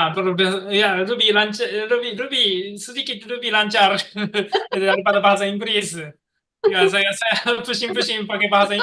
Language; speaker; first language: Indonesian; non-native, learner; Japanese